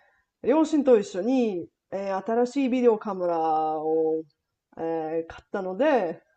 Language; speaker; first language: Japanese; non-native, learner; Bulgarian